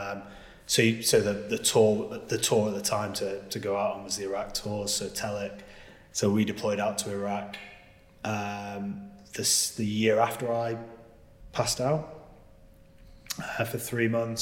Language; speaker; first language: English; native; English